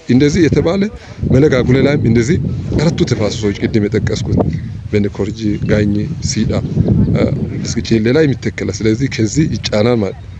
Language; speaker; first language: Amharic; non-native, local second language; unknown